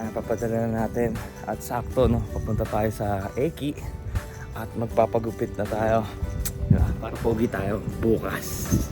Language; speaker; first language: Filipino; native; Filipino